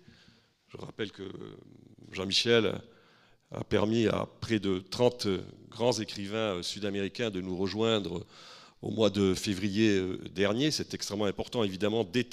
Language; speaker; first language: French; native; French